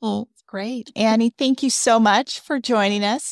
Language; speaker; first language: English; native; English